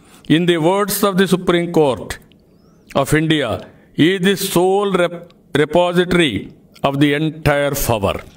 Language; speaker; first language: English; non-native, local second language; Telugu